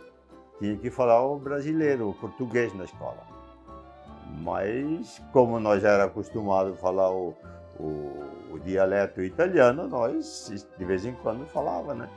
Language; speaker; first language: Portuguese; non-native, local second language; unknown